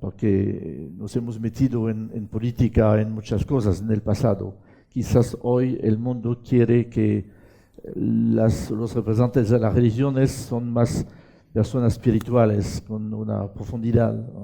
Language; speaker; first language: Spanish; non-native, fluent; French